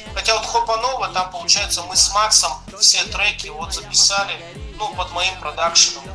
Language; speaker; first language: Russian; native; Russian